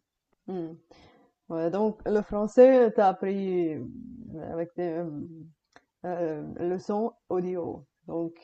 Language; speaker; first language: French; non-native, fluent; Bulgarian